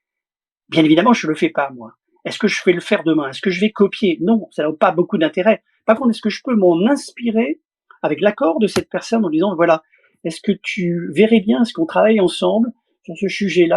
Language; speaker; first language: French; native; French